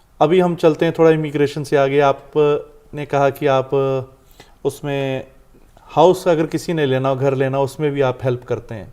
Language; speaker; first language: Hindi; non-native, local second language; Punjabi